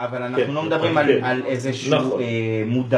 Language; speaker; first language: Hebrew; native; Hebrew